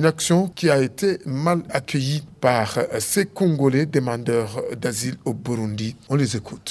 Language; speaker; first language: French; non-native, local second language; Rundi